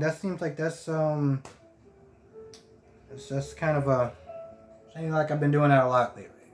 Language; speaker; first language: English; native; English